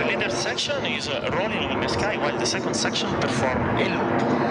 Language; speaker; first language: English; non-native, fluent; Italian